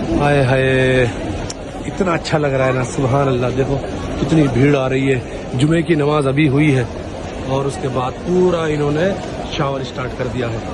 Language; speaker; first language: Urdu; native; Urdu